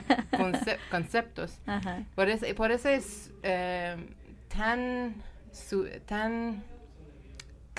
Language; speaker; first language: Spanish; non-native, learner; Persian